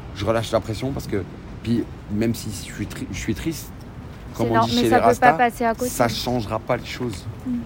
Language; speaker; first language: French; native; French